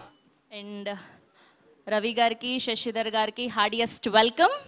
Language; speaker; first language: Telugu; native; Telugu